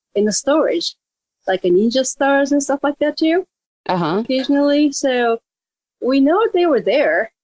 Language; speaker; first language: English; non-native, fluent; Japanese